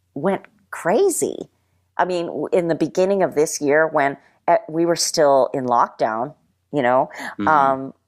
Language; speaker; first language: English; native; English